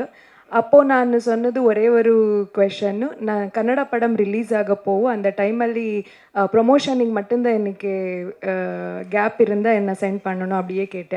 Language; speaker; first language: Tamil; non-native, learner; Kannada